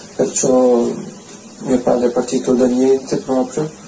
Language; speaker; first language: Italian; non-native, fluent; Portuguese